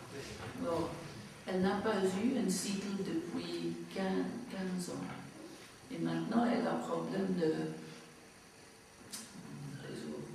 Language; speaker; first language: French; non-native, fluent; English